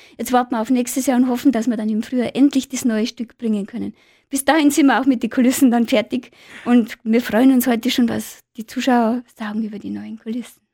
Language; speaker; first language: German; native; German